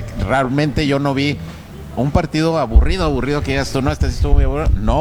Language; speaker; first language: Spanish; native; Spanish